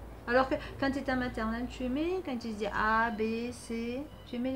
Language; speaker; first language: French; native; French